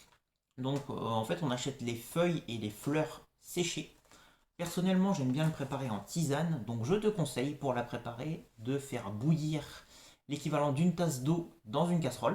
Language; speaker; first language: French; native; French